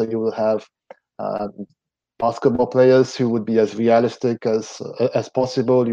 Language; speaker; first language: English; non-native, fluent; French